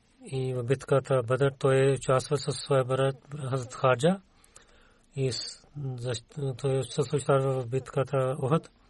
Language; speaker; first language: Bulgarian; non-native, learner; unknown